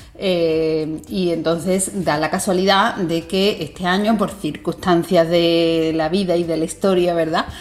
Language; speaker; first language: Spanish; native; Spanish